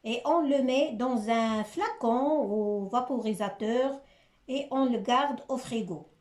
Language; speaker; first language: French; non-native, local second language; Arabic